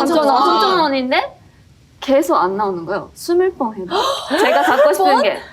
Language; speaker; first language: Korean; non-native, fluent; Japanese